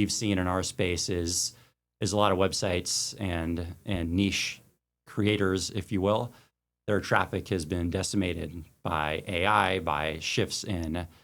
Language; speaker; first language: English; native; English